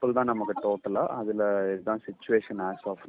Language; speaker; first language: Tamil; native; Tamil